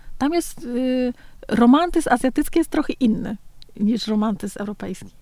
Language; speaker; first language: Polish; early bilingual, other home language; Vietnamese